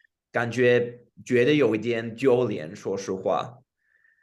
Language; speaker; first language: Chinese; non-native, fluent; English